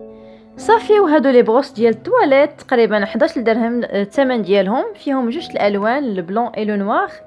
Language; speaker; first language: Arabic; native; Arabic